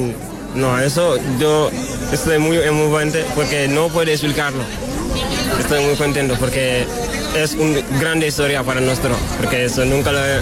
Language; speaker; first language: Spanish; non-native, learner; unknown